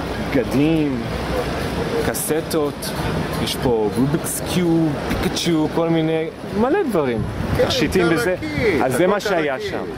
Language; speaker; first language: Hebrew; non-native, fluent; English